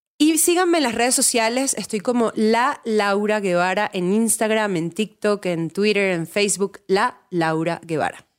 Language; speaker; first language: Spanish; native; Spanish